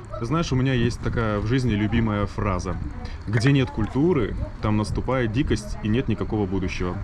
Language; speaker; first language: Russian; native; Russian